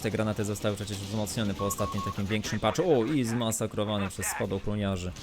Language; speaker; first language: Polish; native; Polish